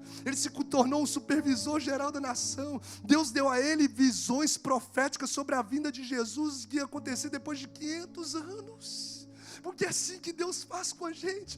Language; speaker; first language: Portuguese; native; Portuguese